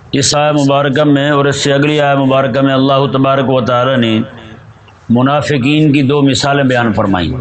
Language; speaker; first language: Urdu; non-native, local second language; Punjabi